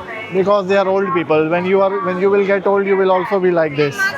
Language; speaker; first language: English; non-native, fluent; Urdu